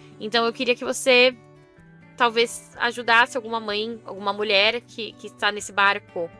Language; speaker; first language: Portuguese; native; Portuguese